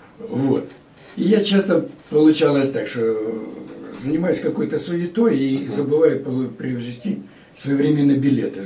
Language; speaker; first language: Russian; native; Russian